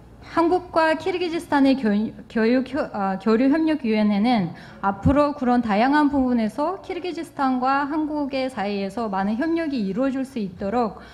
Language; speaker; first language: Korean; non-native, fluent; Kyrgyz